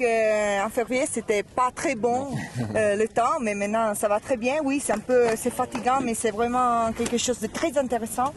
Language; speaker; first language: French; non-native, local second language; Italian